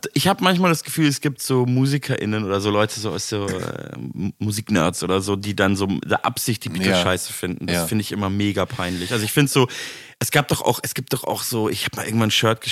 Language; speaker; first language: German; native; German